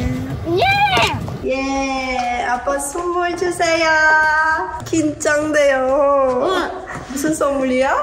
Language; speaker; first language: Korean; non-native, learner; Persian